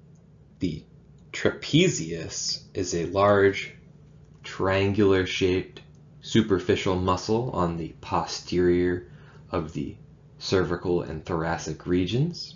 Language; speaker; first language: English; native; English